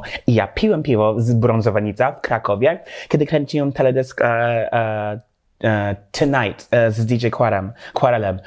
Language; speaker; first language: Polish; non-native, learner; English